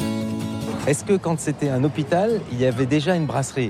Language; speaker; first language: French; native; French